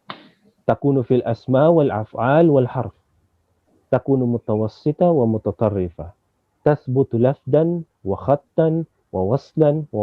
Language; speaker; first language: Arabic; non-native, fluent; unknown